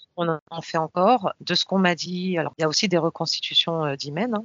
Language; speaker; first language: French; native; French